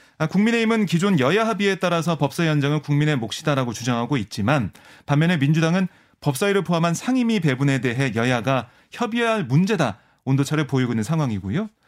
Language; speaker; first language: Korean; native; Korean